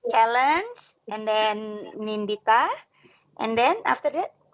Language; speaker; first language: English; non-native, local second language; Indonesian